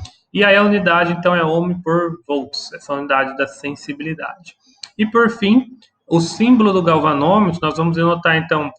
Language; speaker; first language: Portuguese; native; Portuguese